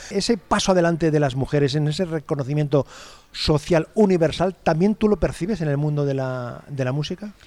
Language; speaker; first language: Spanish; native; Spanish